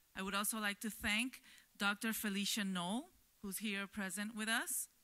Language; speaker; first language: English; native; English